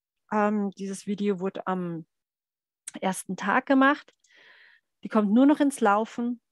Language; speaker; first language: German; native; German